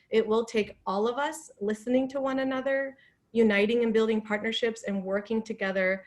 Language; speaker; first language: English; non-native, fluent; Persian